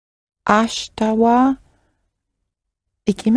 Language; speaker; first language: Japanese; non-native, learner; English